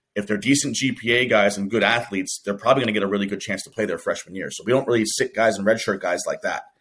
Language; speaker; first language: English; native; English